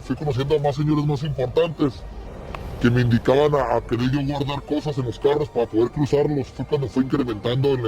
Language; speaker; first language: Spanish; native; Spanish